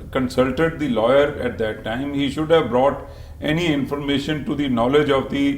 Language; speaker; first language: English; non-native, local second language; Punjabi